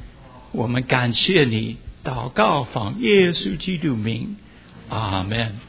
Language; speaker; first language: Chinese; early bilingual, heritage; Chinese